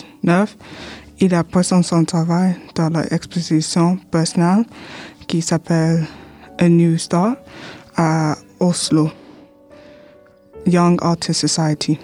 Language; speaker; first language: French; non-native, learner; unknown